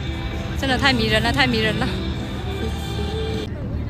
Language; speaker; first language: Chinese; non-native, fluent; Vietnamese